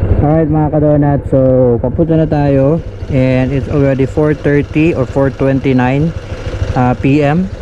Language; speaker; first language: Filipino; non-native, local second language; Cebuano